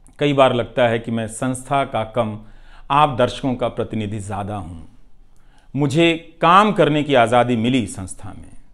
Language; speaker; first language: Hindi; non-native, local second language; Bhojpuri